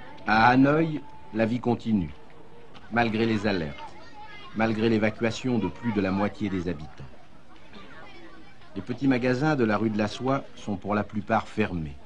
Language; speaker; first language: French; native; French